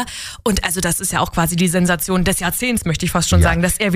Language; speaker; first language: German; native; German